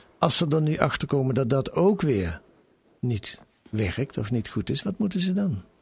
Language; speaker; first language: Dutch; native; Dutch